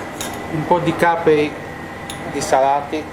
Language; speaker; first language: Italian; native; Italian